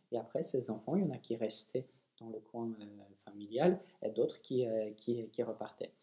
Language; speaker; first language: French; non-native, fluent; Polish